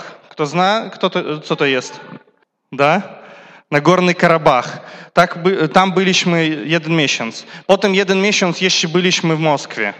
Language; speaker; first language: Polish; non-native, learner; Russian